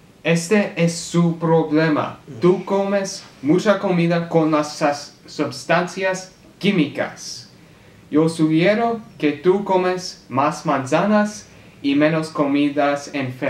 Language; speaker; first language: Spanish; non-native, learner; English